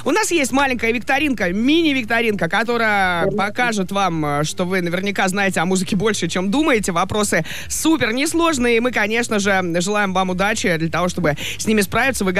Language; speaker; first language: Russian; native; Russian